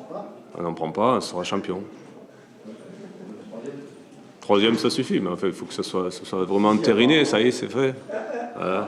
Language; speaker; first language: French; native; French